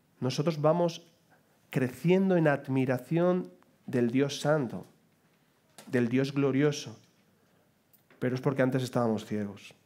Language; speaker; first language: Spanish; native; Spanish